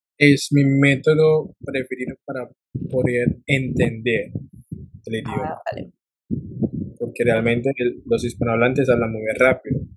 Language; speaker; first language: Spanish; non-native, fluent; English